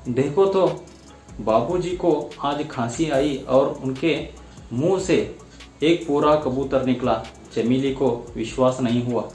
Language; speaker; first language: Hindi; non-native, local second language; Kannada